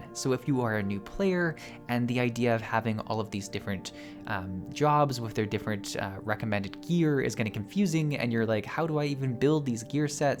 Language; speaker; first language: English; native; English